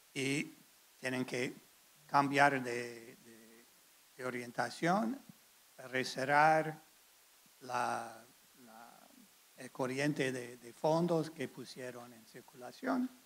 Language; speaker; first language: Spanish; non-native, fluent; English